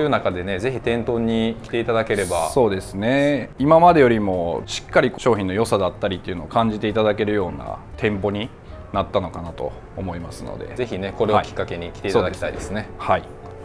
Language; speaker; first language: Japanese; native; Japanese